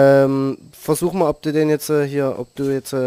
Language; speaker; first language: German; native; German